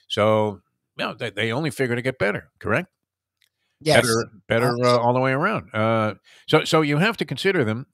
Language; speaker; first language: English; native; English